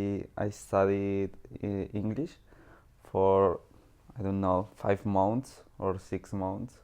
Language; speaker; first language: English; non-native, learner; Spanish